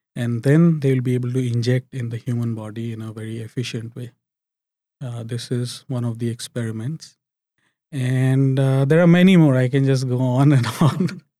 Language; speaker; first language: English; non-native, local second language; Hindi